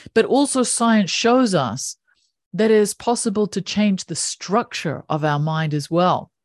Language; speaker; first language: English; native; English